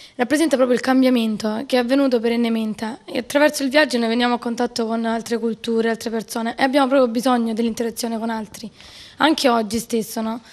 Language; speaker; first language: Italian; native; Italian